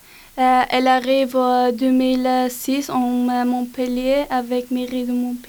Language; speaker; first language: French; non-native, learner; Persian